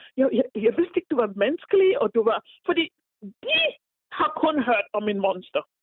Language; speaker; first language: Danish; non-native, fluent; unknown